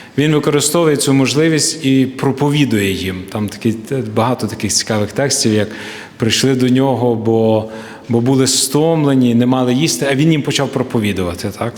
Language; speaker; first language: Ukrainian; native; Ukrainian